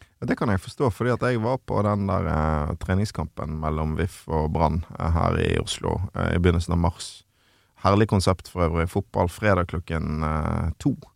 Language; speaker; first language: Norwegian; native; Norwegian